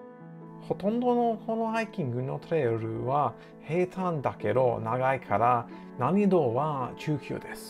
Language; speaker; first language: Japanese; non-native, learner; English